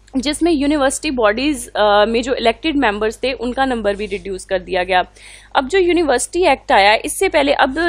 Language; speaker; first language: Hindi; non-native, local second language; Punjabi